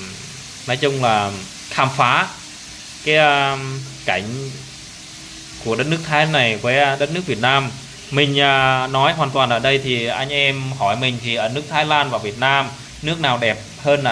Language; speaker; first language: Vietnamese; non-native, local second language; Jarai